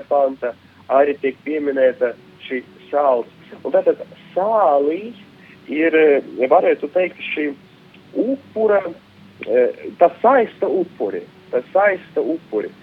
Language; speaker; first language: Latvian; non-native, local second language; Russian